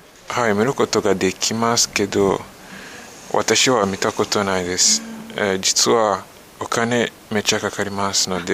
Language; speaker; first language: Japanese; non-native, fluent; Kinyarwanda